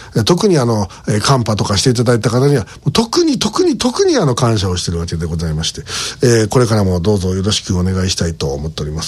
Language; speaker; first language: Japanese; native; Japanese